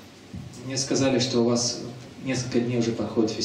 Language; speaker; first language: Russian; native; Russian